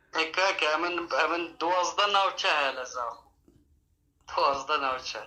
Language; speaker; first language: Central Kurdish; non-native, local second language; Kurdish